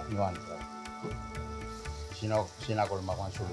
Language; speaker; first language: German; non-native, learner; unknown